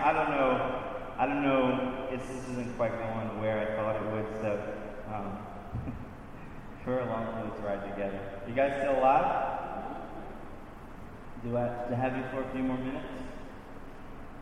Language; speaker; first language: English; native; English